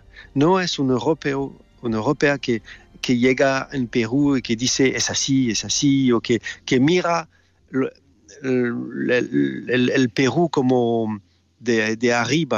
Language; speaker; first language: Spanish; non-native, learner; French